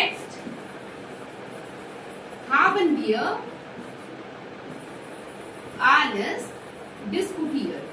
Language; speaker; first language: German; non-native, fluent; Hindi